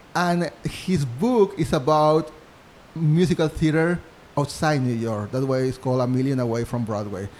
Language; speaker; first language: English; non-native, fluent; Spanish